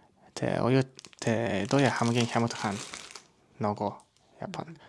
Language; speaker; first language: Mongolian; non-native, learner; Japanese